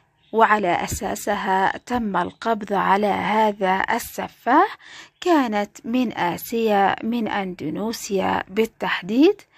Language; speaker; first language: Arabic; native; Arabic